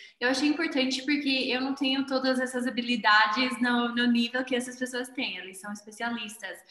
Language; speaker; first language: Portuguese; non-native, fluent; English